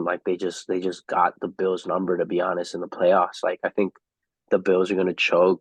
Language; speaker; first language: English; native; English